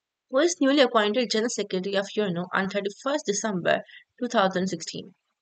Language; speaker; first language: English; non-native, local second language; Urdu